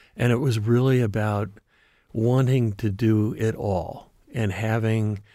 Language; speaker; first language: English; native; English